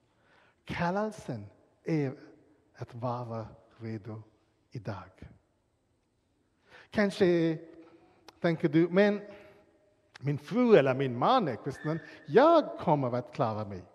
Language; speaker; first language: Swedish; non-native, fluent; English